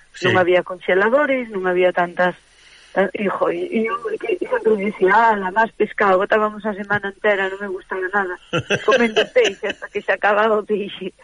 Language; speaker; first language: Galician; native; Galician